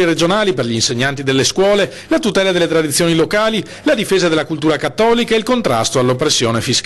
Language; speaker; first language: Italian; native; Italian